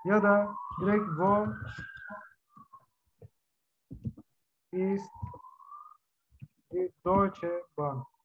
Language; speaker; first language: German; non-native, fluent; Turkish